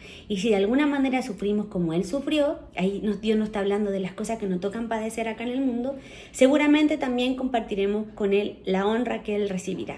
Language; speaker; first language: Spanish; native; Spanish